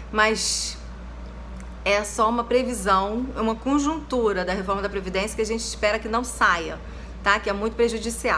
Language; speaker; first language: Portuguese; native; Portuguese